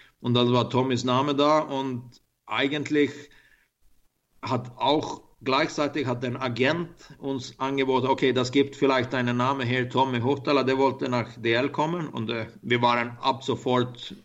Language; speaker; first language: German; non-native, learner; Swedish